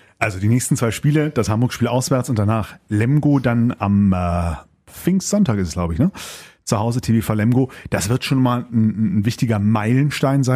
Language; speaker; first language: German; native; German